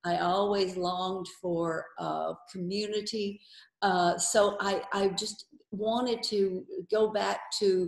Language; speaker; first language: English; native; English